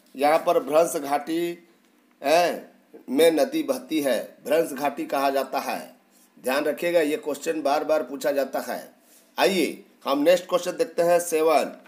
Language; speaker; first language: Hindi; native; Hindi